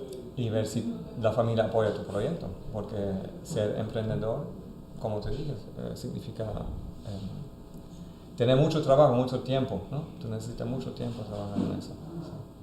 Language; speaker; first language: Spanish; non-native, fluent; German